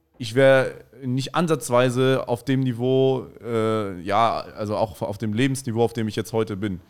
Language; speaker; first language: German; early bilingual, other home language; Spanish